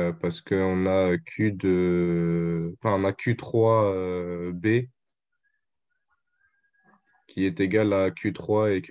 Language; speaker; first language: French; native; French